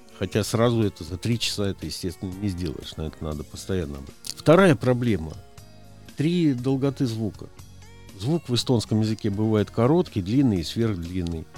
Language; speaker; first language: Russian; native; Russian